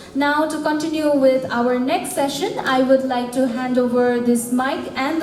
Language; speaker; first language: English; non-native, local second language; Nepali